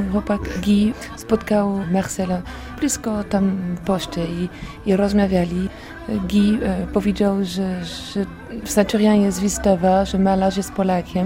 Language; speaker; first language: Polish; non-native, learner; French